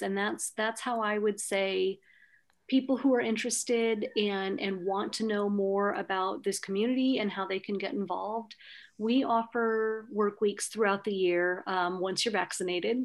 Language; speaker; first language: English; native; English